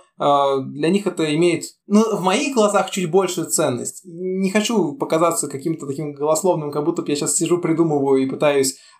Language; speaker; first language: Russian; native; Russian